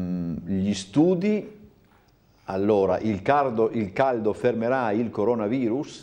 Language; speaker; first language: Italian; native; Italian